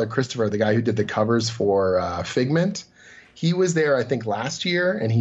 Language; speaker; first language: English; native; English